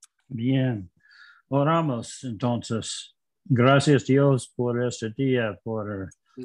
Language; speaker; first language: Spanish; non-native, learner; English